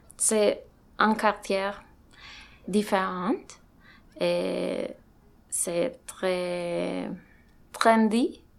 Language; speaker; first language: French; non-native, learner; Spanish